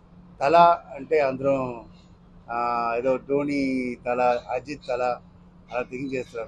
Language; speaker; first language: Telugu; non-native, fluent; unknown